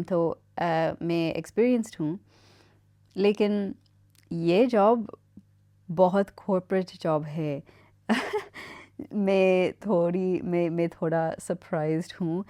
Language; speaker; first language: Hindi; non-native, learner; English